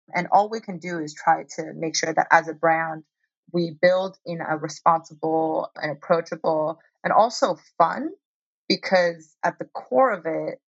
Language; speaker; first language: English; early bilingual, heritage; Chinese